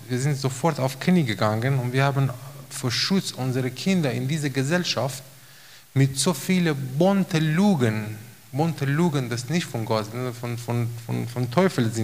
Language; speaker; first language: German; non-native, fluent; Romanian